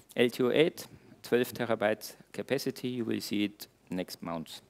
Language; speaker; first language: English; non-native, fluent; German